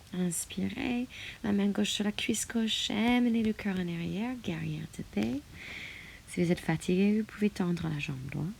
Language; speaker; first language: French; non-native, fluent; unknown